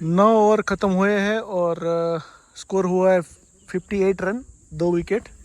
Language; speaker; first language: Hindi; non-native, local second language; Gujarati